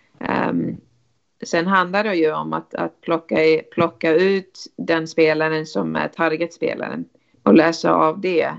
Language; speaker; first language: Swedish; non-native, fluent; Icelandic